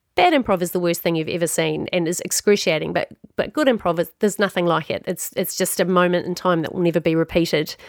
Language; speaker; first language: English; native; English